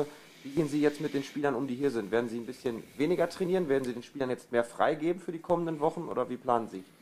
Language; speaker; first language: German; native; German